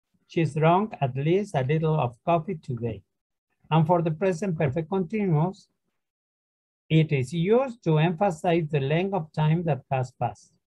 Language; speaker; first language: English; non-native, fluent; Spanish